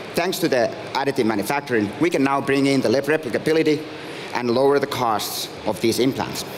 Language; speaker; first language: English; non-native, fluent; Finnish